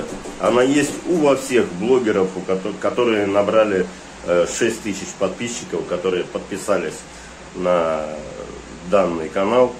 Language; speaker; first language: Russian; native; Russian